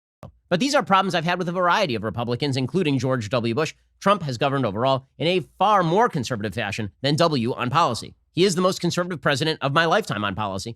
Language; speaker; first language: English; native; English